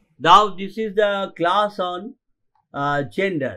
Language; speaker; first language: English; non-native, local second language; Bangla